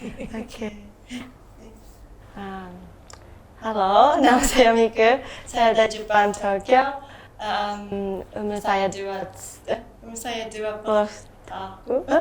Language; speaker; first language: Indonesian; non-native, learner; Japanese